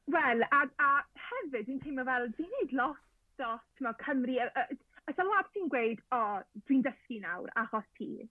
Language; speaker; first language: Welsh; native; Welsh